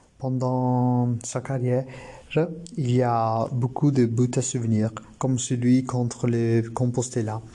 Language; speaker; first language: French; non-native, learner; Italian